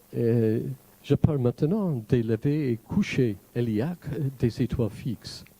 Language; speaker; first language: French; non-native, fluent; English